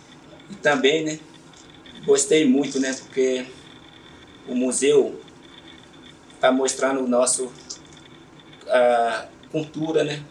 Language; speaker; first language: Portuguese; non-native, local second language; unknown